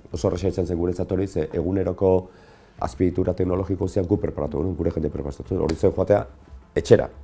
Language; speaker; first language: Basque; native; Basque